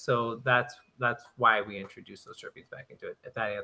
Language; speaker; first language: English; native; English